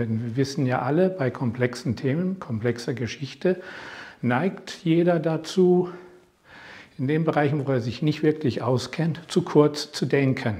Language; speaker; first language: German; non-native, fluent; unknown